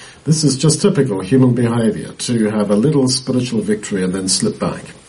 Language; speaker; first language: English; native; English